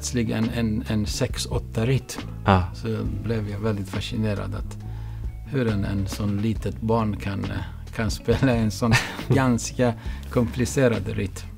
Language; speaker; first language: Swedish; non-native, fluent; Baluchi